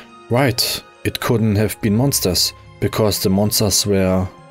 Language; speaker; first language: English; non-native, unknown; German